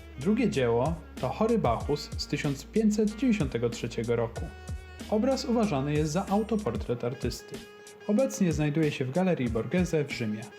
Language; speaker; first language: Polish; native; Polish